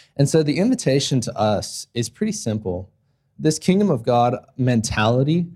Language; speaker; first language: English; native; English